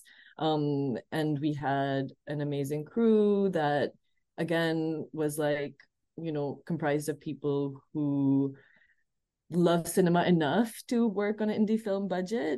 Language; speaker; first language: English; non-native, local second language; Urdu